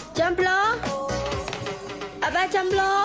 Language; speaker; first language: Indonesian; non-native, learner; Vietnamese